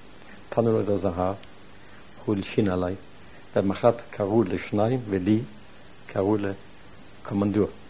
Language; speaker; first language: Hebrew; non-native, fluent; German